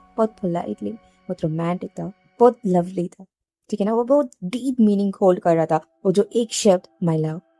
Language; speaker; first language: Hindi; non-native, local second language; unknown